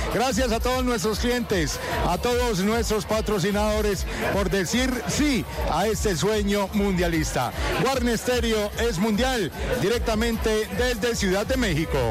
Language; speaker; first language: Spanish; native; Spanish